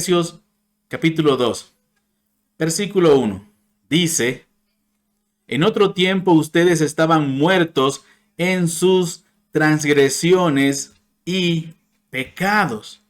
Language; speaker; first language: Spanish; non-native, fluent; English